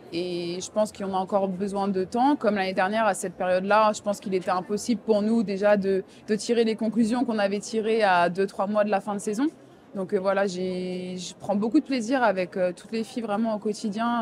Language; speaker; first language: French; native; French